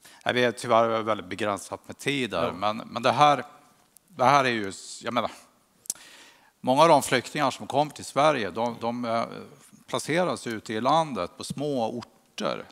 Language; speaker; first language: Swedish; native; Swedish